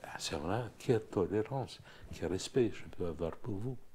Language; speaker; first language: French; non-native, fluent; Romanian